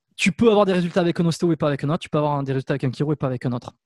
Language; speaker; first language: French; native; French